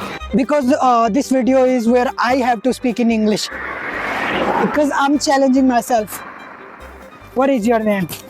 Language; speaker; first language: English; non-native, learner; Hindi